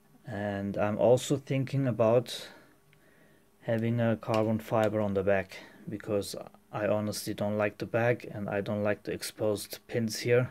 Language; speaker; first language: English; non-native, fluent; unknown